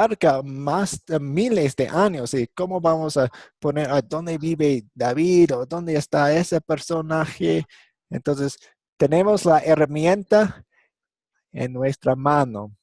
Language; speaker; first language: Spanish; non-native, fluent; English